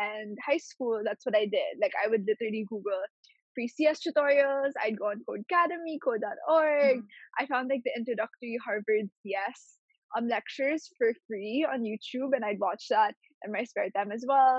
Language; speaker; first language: English; non-native, local second language; Filipino